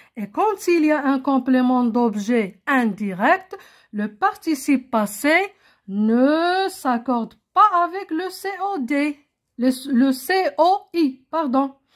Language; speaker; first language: French; non-native, local second language; Arabic